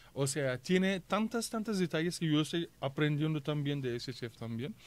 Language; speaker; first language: Spanish; non-native, fluent; Turkish